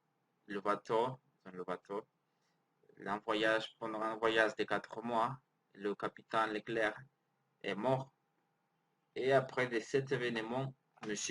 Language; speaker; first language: French; non-native, learner; Spanish